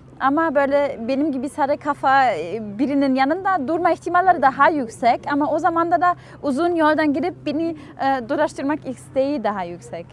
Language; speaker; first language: Turkish; non-native, fluent; German